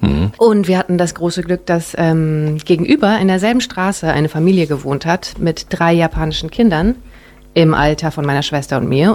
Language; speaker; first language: German; native; German